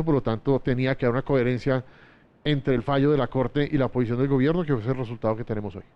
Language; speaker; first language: Spanish; native; Spanish